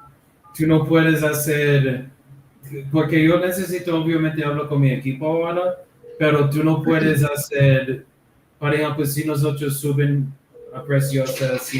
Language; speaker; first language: Spanish; non-native, learner; English